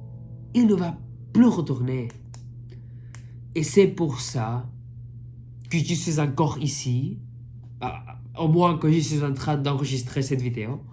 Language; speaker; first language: French; non-native, fluent; Spanish